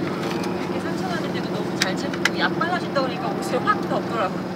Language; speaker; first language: Korean; native; Korean